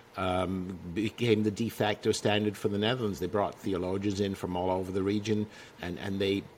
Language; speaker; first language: English; non-native, fluent; Dutch